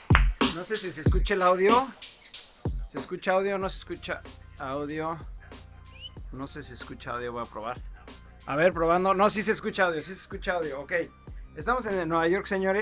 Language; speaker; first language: Spanish; native; Spanish